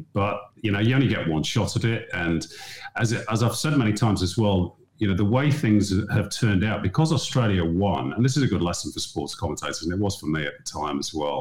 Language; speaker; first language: English; native; English